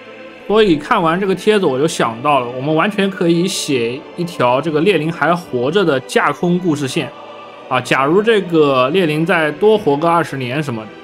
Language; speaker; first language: Chinese; native; Chinese